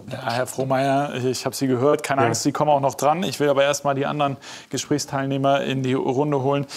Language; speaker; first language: German; native; German